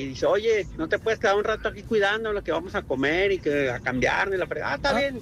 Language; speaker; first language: Spanish; native; Spanish